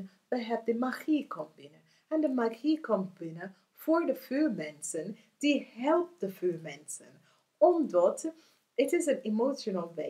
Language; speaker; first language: Dutch; early bilingual, heritage; English